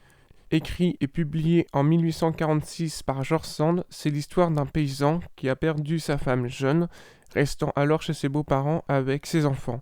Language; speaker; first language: French; native; French